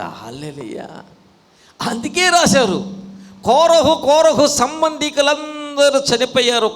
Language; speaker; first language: Telugu; native; Telugu